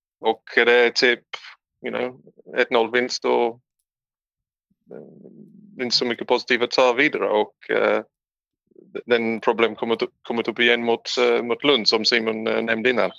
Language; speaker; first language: Swedish; non-native, learner; English